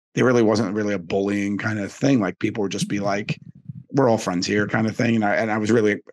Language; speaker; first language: English; native; English